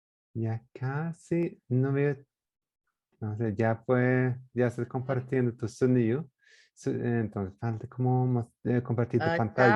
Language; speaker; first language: Spanish; non-native, fluent; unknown